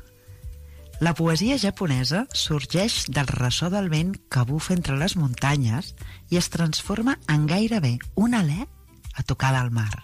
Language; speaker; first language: Catalan; native; Catalan